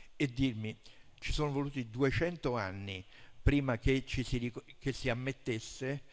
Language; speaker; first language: Italian; native; Italian